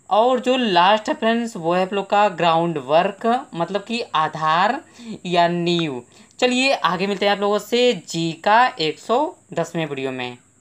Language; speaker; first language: Hindi; native; Hindi